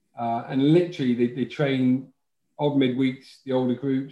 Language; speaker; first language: English; native; English